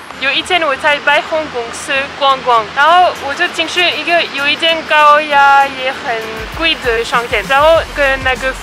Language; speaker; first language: Chinese; non-native, fluent; French